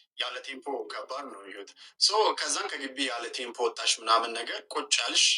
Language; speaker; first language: Amharic; native; Amharic